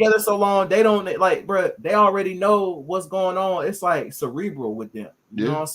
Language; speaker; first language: English; native; English